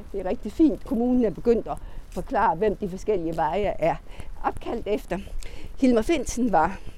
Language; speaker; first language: Danish; native; Danish